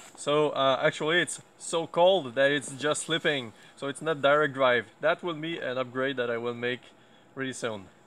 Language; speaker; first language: English; non-native, fluent; French